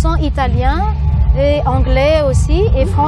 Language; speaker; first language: French; non-native, local second language; Malagasy